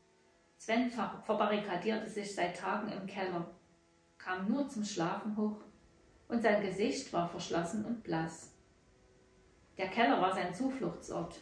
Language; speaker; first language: German; native; German